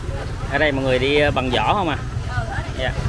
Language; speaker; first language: Vietnamese; native; Vietnamese